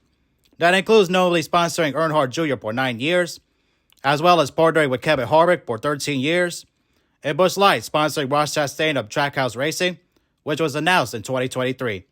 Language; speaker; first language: English; native; English